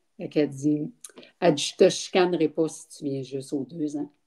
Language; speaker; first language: French; native; French